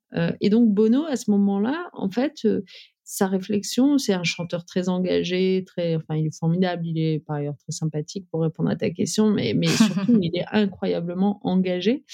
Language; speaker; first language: French; early bilingual, other home language; Riffian